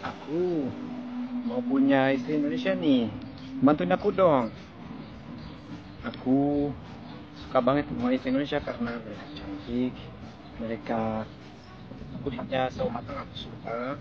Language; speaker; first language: Indonesian; non-native, learner; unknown